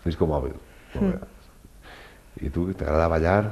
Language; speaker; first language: Catalan; native; Catalan